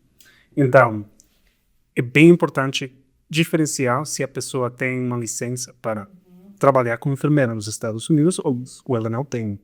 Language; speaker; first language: Portuguese; non-native, fluent; Spanish